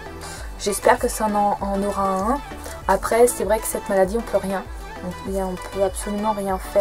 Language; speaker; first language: French; native; French